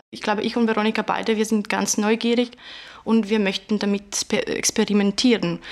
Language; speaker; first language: German; non-native, fluent; Italian